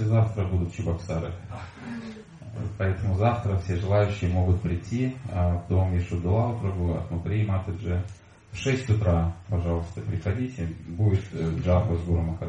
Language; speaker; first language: Russian; native; Russian